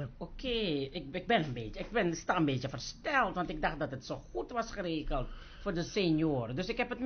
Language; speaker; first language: Dutch; native; Dutch